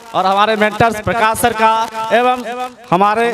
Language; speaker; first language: Hindi; native; Hindi